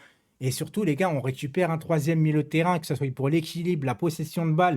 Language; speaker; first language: French; native; French